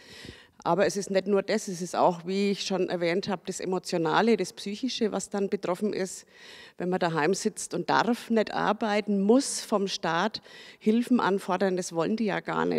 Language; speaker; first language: German; native; German